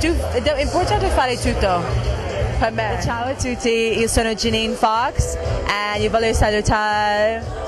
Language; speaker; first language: Italian; non-native, fluent; English